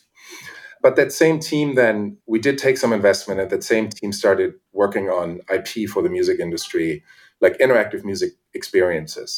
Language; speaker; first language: English; non-native, fluent; German